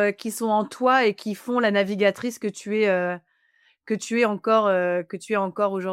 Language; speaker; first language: French; native; French